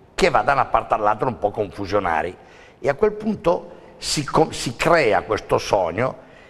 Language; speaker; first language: Italian; native; Italian